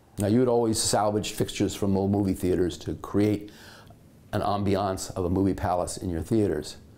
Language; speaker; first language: English; native; English